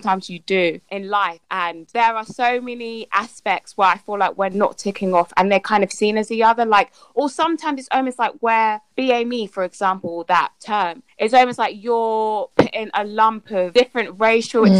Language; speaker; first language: English; native; English